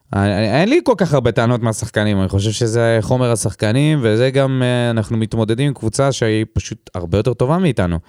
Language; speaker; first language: Hebrew; native; Hebrew